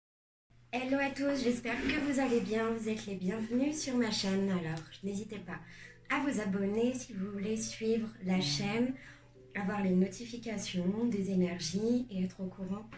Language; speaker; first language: French; native; French